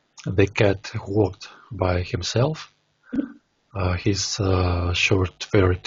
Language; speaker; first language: English; non-native, learner; Russian